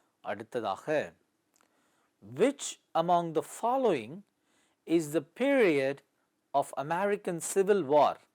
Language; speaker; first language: English; non-native, local second language; Tamil